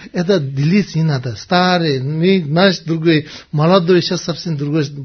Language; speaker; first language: Russian; non-native, learner; Tibetan